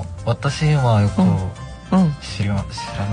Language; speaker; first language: Japanese; non-native, learner; Korean